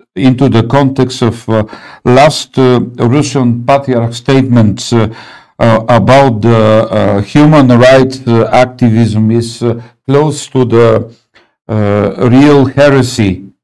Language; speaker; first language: English; non-native, learner; Bulgarian